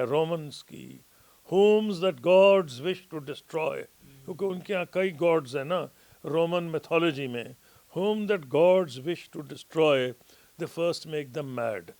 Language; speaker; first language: Urdu; native; Urdu